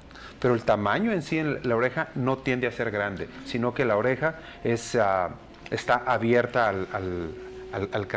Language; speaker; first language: Spanish; native; Spanish